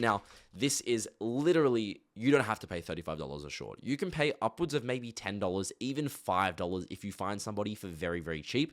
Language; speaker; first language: English; native; English